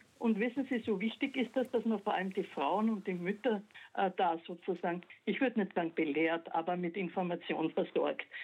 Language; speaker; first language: German; native; German